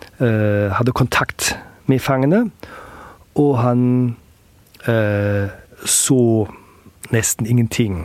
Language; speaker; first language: Norwegian; early bilingual, heritage; German